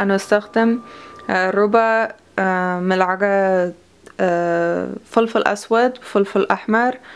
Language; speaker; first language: Arabic; non-native, fluent; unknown